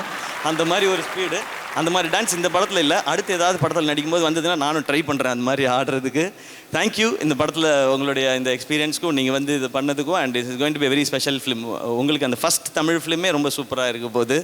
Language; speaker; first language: Tamil; native; Tamil